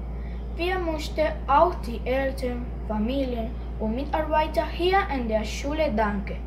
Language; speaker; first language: German; non-native, learner; Spanish